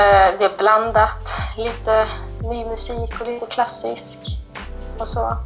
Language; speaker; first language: Swedish; native; Swedish